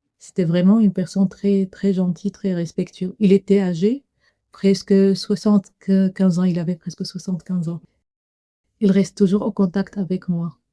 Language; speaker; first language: French; non-native, fluent; Arabic